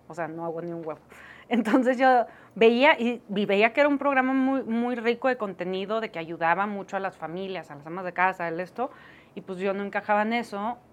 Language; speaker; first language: Spanish; native; Spanish